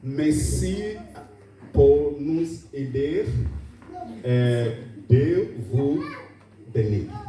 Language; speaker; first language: French; non-native, learner; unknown